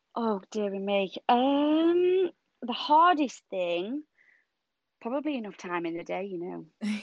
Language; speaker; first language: English; native; English